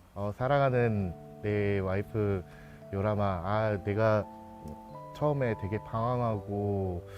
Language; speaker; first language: Korean; native; Korean